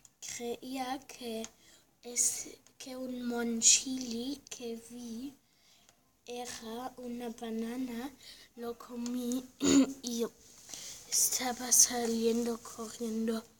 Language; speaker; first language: Spanish; early bilingual, heritage; Spanish